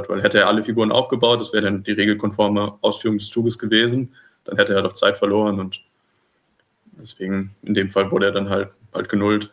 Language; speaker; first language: German; native; German